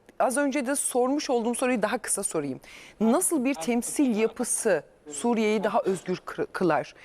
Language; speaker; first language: Turkish; native; Turkish